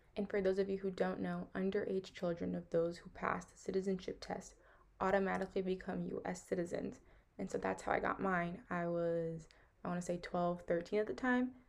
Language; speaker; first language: English; early bilingual, other home language; Portuguese